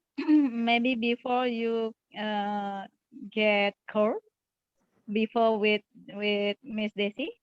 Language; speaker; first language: English; non-native, learner; Indonesian